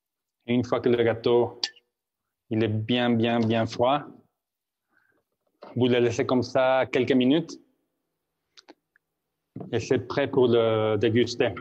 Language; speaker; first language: French; non-native, fluent; Spanish